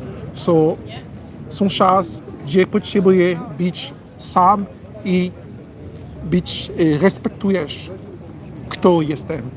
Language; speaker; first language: Polish; non-native, learner; French